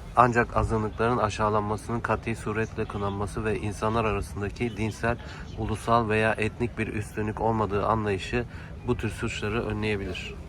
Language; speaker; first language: Turkish; native; Turkish